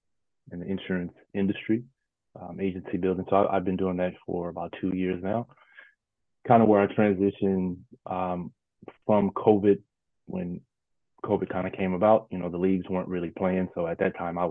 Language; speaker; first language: English; native; English